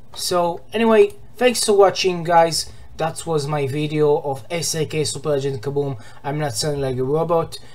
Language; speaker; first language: English; non-native, learner; Hebrew